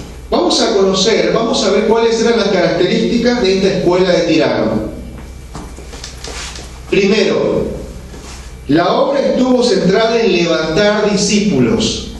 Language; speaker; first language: Spanish; non-native, fluent; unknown